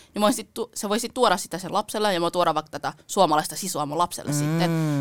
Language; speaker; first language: Finnish; early bilingual, other home language; Vietnamese